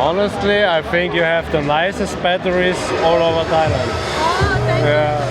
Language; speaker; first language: English; non-native, fluent; German